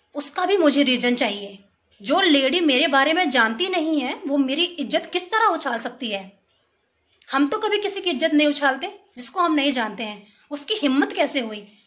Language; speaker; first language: Hindi; native; Hindi